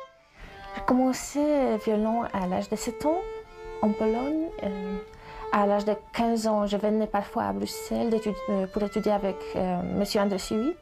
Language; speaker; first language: French; non-native, learner; Polish